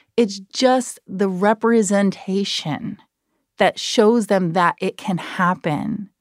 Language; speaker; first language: English; native; English